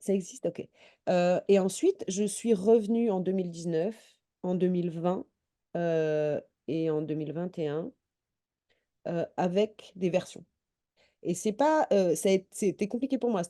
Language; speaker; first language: French; native; French